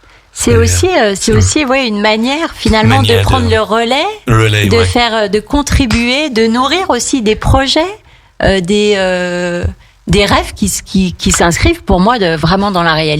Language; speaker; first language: French; native; French